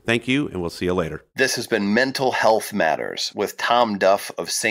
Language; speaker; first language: English; native; English